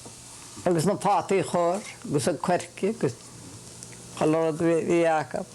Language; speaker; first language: Irish; native; Irish